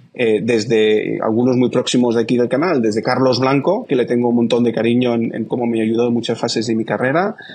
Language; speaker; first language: Spanish; native; Spanish